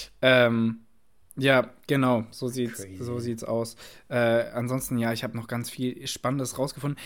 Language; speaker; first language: German; native; German